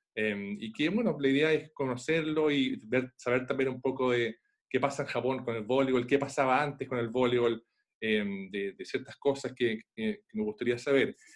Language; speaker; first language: Spanish; native; Spanish